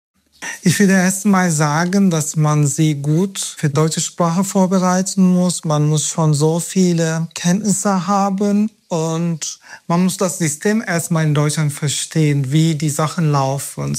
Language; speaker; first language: German; non-native, fluent; Turkish